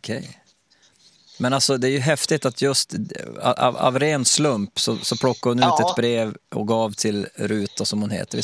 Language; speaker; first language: Swedish; native; Swedish